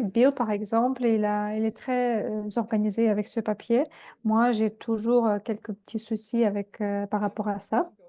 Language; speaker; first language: French; non-native, fluent; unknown